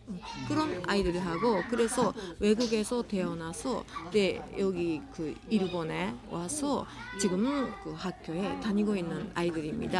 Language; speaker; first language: Korean; early bilingual, heritage; Japanese